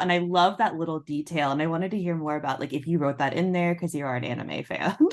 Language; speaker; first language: English; native; English